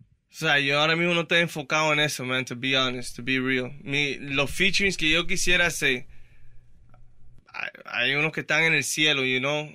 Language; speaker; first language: Spanish; early bilingual, heritage; Spanish